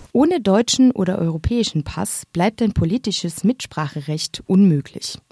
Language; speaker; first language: German; native; German